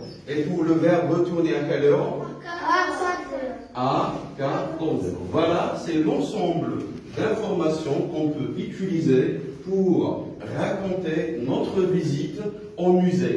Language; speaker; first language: French; non-native, local second language; Arabic